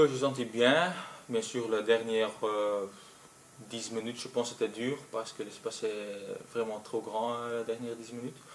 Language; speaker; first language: French; non-native, local second language; Dutch